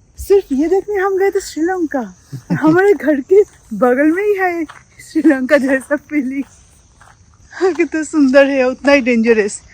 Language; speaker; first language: Hindi; non-native, local second language; Bangla